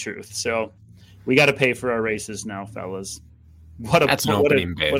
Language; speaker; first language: English; native; English